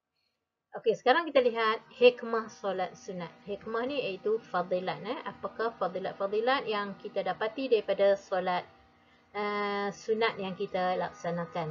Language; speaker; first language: Malay; native; Malay